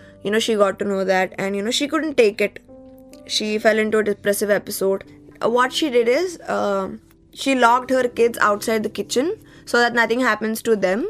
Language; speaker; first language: English; non-native, local second language; Telugu